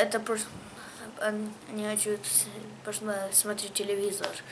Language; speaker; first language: Russian; early bilingual, heritage; English